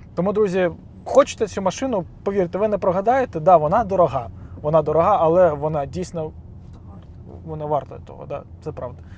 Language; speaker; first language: Ukrainian; non-native, local second language; Russian